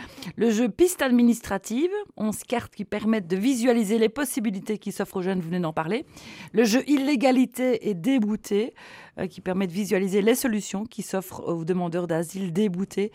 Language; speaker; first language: French; native; French